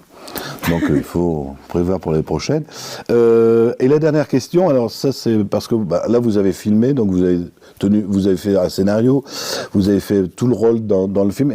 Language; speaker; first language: French; native; French